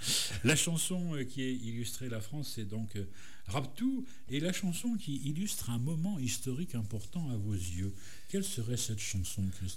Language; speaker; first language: French; native; French